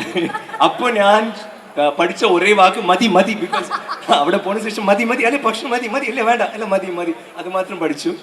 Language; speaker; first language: Malayalam; non-native, learner; Tamil